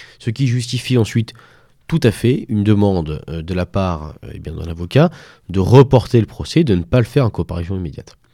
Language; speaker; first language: French; native; French